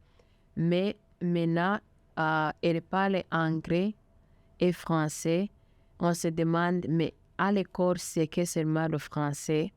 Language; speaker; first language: French; non-native, local second language; Kinyarwanda